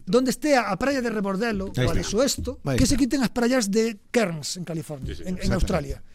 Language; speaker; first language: Galician; native; Galician